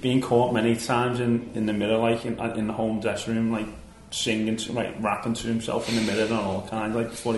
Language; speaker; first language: English; native; English